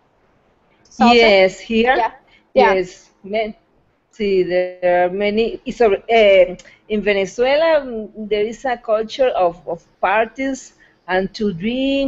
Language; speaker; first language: English; non-native, fluent; Spanish